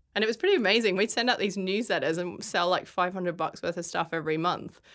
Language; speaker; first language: English; native; English